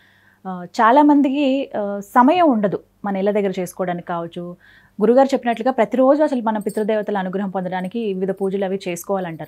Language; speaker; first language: Telugu; native; Telugu